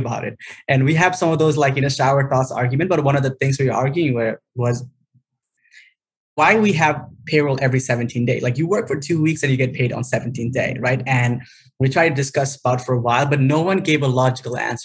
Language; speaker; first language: English; non-native, local second language; Nepali